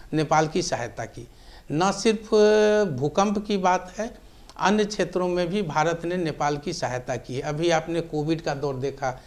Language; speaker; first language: Hindi; native; Hindi